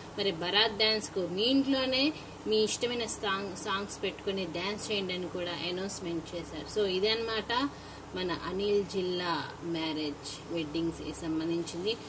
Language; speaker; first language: Telugu; native; Telugu